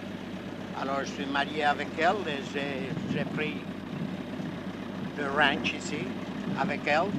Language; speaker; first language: French; non-native, local second language; Basque